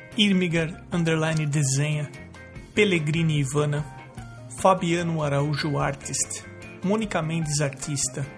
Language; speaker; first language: Portuguese; native; Portuguese